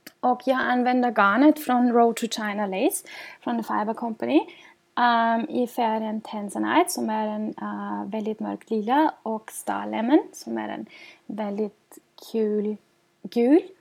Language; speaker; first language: Swedish; non-native, fluent; German